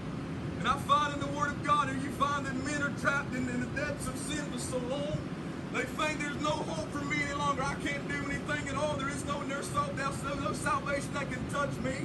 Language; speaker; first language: English; native; English